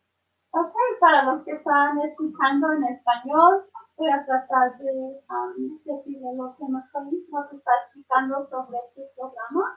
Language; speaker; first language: Spanish; early bilingual, other home language; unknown